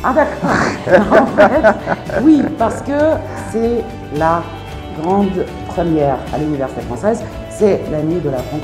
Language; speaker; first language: French; non-native, learner; Armenian